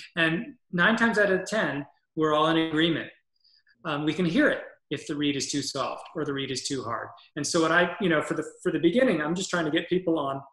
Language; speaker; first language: English; native; English